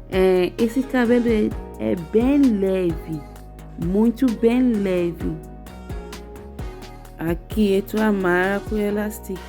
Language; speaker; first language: Portuguese; non-native, learner; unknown